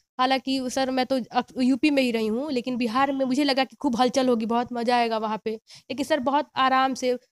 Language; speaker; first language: Hindi; native; Hindi